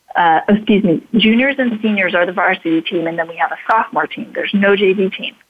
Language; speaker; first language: English; native; English